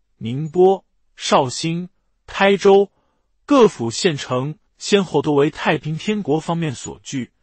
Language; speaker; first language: Chinese; native; Chinese